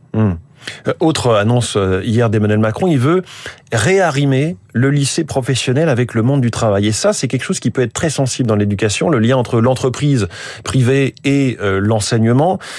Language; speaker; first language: French; native; French